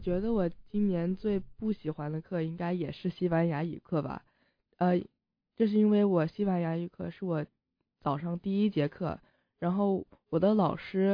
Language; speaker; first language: Chinese; early bilingual, heritage; Chinese